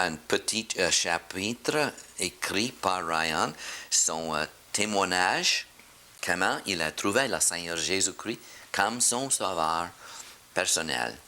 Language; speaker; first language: French; non-native, fluent; English